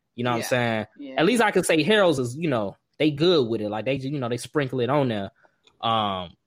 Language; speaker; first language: English; native; English